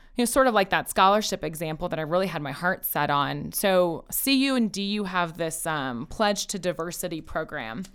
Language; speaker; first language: English; early bilingual, other home language; Persian